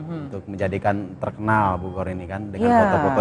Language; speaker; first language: Indonesian; native; Indonesian